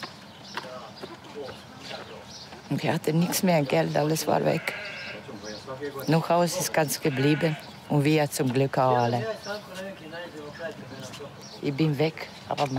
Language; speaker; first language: German; non-native, learner; Bosnian